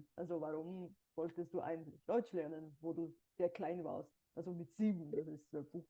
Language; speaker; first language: German; non-native, fluent; Bulgarian